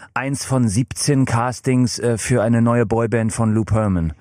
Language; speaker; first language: German; non-native, fluent; English